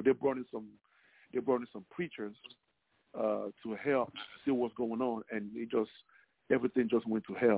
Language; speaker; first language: English; non-native, local second language; Igbo